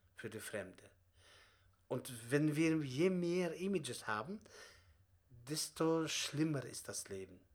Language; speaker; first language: German; non-native, fluent; Russian